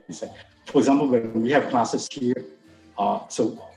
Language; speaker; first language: English; non-native, local second language; Min Nan Chinese